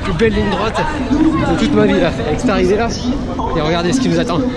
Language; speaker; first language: French; native; French